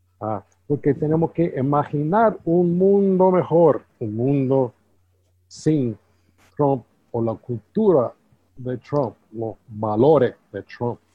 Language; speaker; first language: Spanish; early bilingual, heritage; English